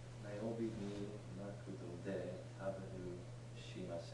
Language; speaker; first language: Japanese; non-native, learner; English